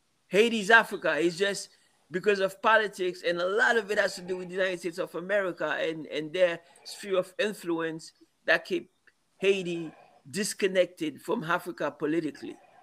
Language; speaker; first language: English; non-native, fluent; Haitian Creole